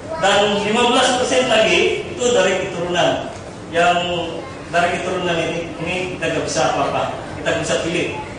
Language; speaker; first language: Indonesian; non-native, fluent; Filipino